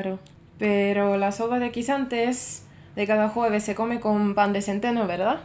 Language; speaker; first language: Spanish; non-native, fluent; Finnish